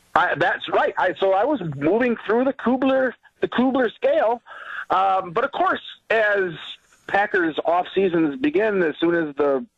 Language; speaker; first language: English; native; English